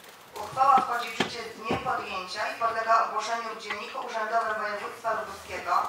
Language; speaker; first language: Polish; native; Polish